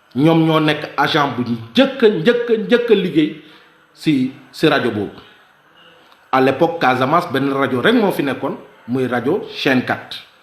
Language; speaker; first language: Wolof; non-native, local second language; Mandingo